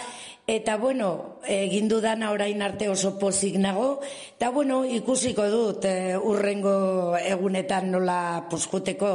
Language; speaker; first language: Basque; non-native, local second language; Spanish